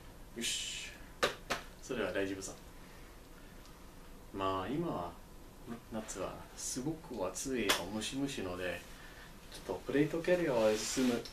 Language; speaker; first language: Japanese; non-native, learner; English